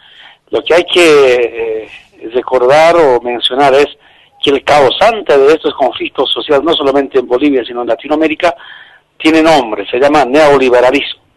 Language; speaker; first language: Spanish; native; Spanish